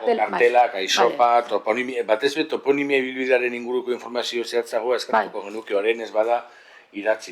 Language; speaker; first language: Basque; native; Basque